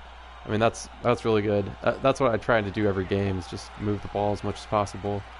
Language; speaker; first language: English; native; English